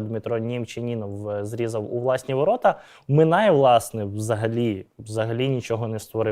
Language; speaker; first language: Ukrainian; native; Ukrainian